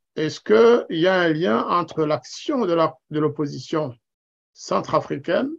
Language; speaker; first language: French; non-native, local second language; Kinyarwanda